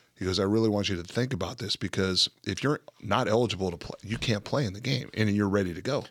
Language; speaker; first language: English; native; English